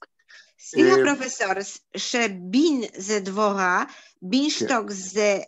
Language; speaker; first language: Hebrew; non-native, learner; Polish